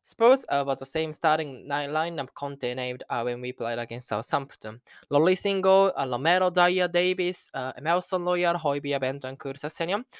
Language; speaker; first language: English; non-native, learner; Japanese